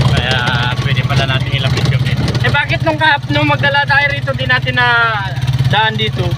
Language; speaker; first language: Filipino; native; Filipino